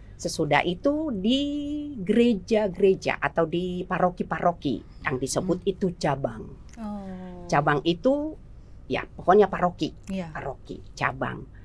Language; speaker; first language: Indonesian; non-native, local second language; Batak Toba